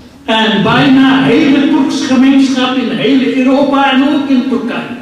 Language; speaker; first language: Dutch; non-native, fluent; Urdu